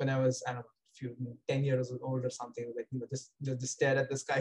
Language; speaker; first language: English; non-native, local second language; Bangla